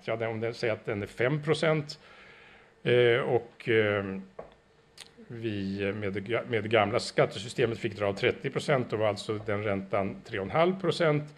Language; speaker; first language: Swedish; native; Swedish